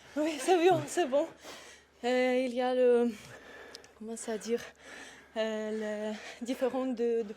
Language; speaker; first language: French; non-native, learner; Ukrainian